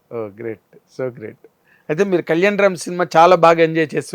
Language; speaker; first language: Telugu; native; Telugu